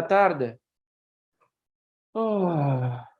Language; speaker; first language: Spanish; non-native, learner; Russian